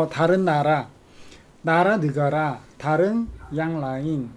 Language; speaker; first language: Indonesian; non-native, fluent; Korean